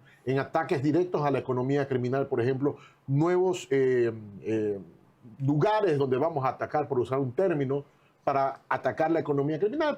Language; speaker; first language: Spanish; native; Spanish